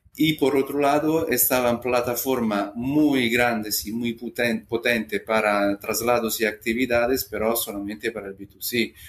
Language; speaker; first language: Spanish; non-native, fluent; Italian